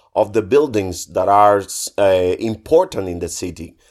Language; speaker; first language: English; non-native, fluent; Spanish